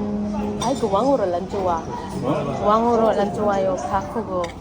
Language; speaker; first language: Korean; non-native, learner; Filipino